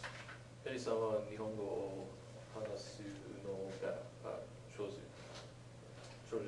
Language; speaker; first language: Japanese; non-native, learner; English